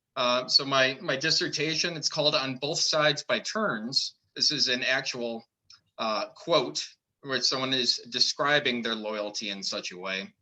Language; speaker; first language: English; native; English